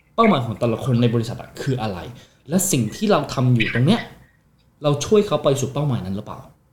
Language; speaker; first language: Thai; non-native, fluent; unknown